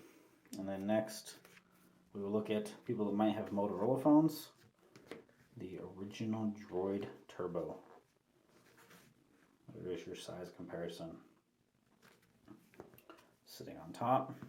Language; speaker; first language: English; native; English